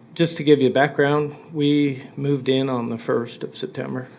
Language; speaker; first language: English; native; English